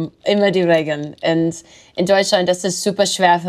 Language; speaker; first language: German; non-native, learner; English